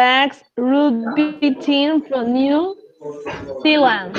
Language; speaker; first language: English; non-native, learner; Spanish